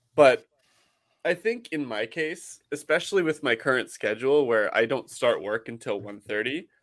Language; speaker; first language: English; native; English